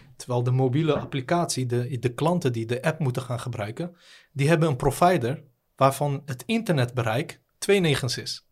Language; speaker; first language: Dutch; native; Dutch